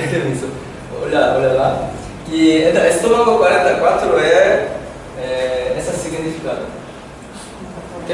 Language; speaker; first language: Portuguese; non-native, learner; Korean